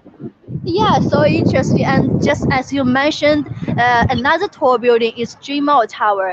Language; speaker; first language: English; non-native, fluent; Chinese